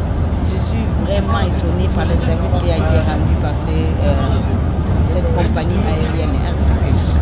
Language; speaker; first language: French; non-native, local second language; Lingala